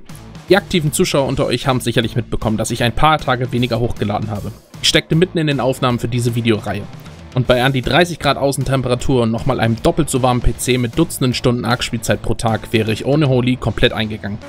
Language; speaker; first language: German; native; German